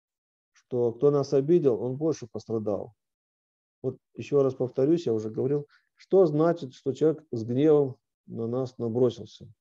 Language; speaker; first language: Russian; native; Russian